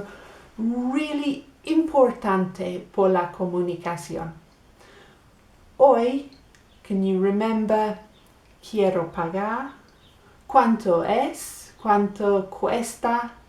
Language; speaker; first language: Spanish; non-native, fluent; English